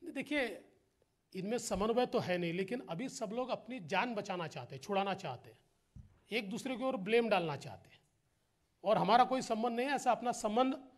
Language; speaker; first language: Hindi; non-native, local second language; Marathi